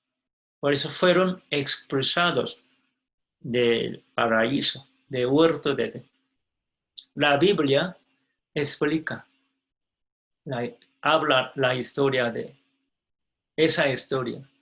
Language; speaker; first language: Spanish; non-native, fluent; Korean